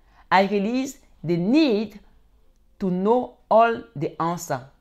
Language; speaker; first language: English; non-native, learner; French